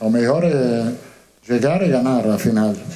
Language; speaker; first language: Portuguese; non-native, learner; Italian